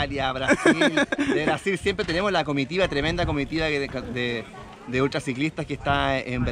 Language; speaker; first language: Spanish; native; Spanish